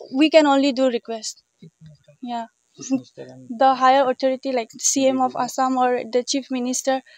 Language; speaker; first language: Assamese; non-native, local second language; Nepali